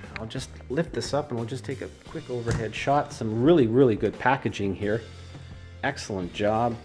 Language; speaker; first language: English; native; English